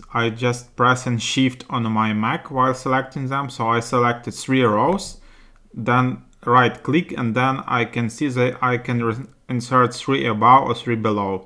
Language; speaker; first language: English; non-native, fluent; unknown